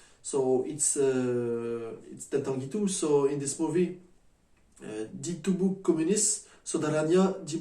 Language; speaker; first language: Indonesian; non-native, learner; French